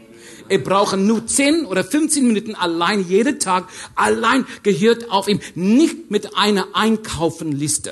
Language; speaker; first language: German; non-native, learner; English